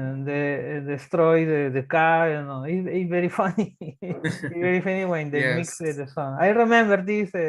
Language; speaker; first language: English; non-native, learner; Spanish